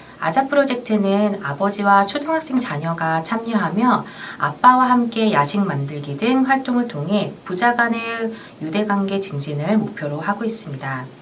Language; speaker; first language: Korean; native; Korean